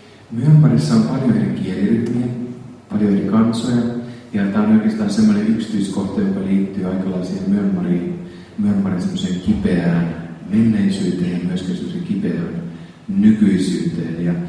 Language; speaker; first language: Finnish; native; Finnish